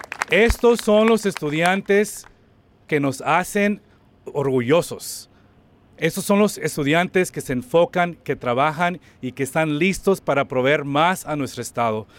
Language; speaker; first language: Spanish; early bilingual, heritage; Spanish